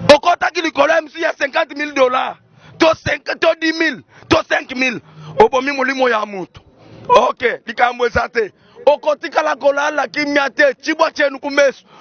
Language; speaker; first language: Lingala; non-native, local second language; Luba-Lulua